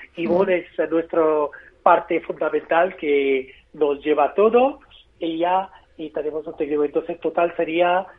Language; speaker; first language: Spanish; non-native, fluent; Hindi